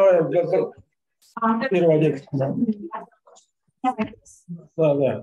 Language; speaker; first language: Russian; non-native, learner; Chinese